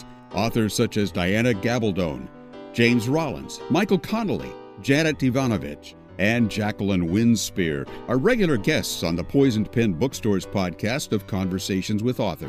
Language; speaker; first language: English; native; English